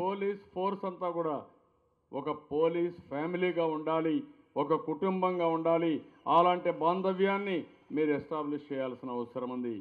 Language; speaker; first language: Telugu; native; Telugu